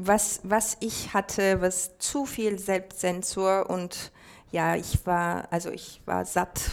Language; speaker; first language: German; non-native, fluent; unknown